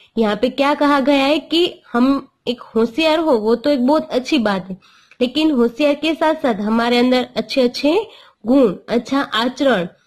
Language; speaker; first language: Hindi; non-native, local second language; Gujarati